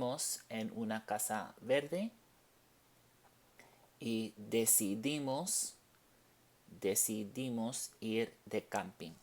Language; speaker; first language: Spanish; non-native, fluent; English